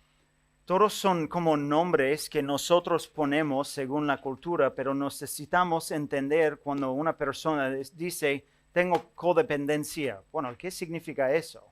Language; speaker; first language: Spanish; non-native, fluent; English